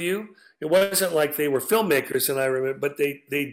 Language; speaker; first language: English; native; English